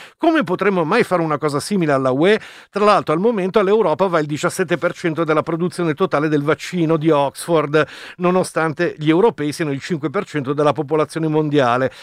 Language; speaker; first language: Italian; native; Italian